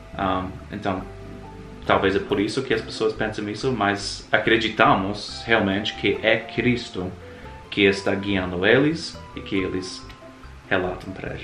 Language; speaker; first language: Portuguese; non-native, fluent; English